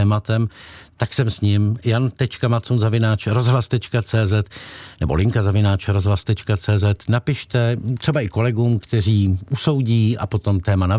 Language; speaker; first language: Czech; native; Czech